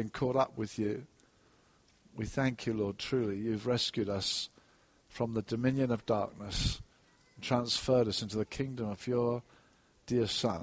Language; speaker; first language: English; native; English